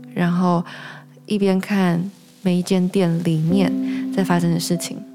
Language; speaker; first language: Chinese; native; Chinese